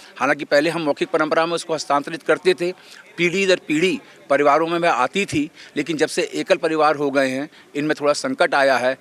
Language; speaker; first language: Hindi; native; Hindi